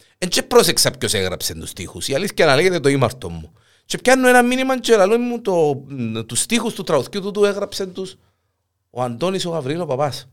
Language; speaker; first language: Greek; native; Greek